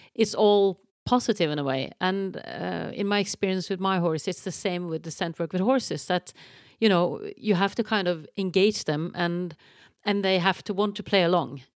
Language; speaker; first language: English; non-native, fluent; Norwegian